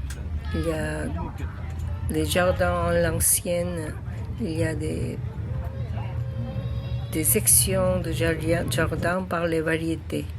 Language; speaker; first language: French; non-native, learner; Korean